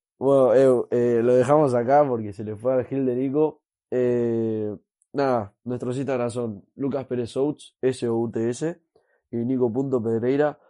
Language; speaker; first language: Spanish; native; Spanish